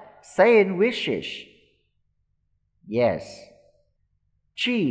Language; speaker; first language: English; non-native, fluent; Vietnamese